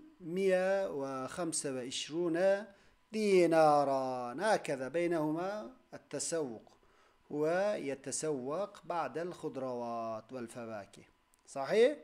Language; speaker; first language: Arabic; non-native, fluent; Turkish